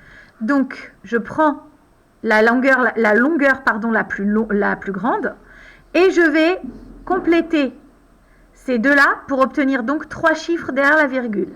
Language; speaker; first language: French; native; French